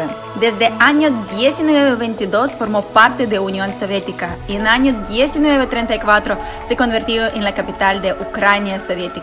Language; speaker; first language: Spanish; non-native, fluent; Ukrainian